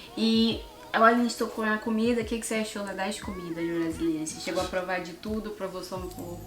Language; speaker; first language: Portuguese; native; Portuguese